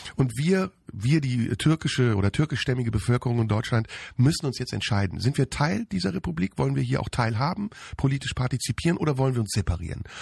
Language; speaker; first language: German; early bilingual, other home language; Turkish